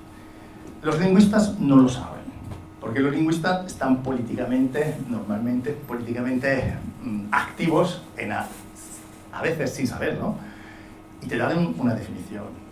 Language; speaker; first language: Spanish; non-native, fluent; Italian